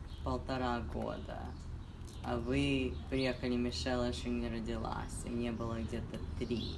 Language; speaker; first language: Russian; early bilingual, heritage; Russian